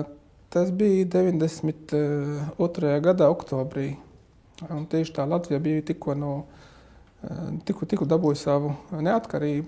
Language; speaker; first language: Latvian; non-native, fluent; Arabic